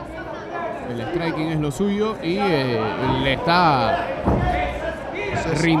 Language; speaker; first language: Spanish; native; Spanish